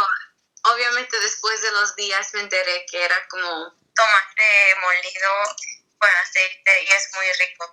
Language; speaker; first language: Spanish; early bilingual, heritage; Spanish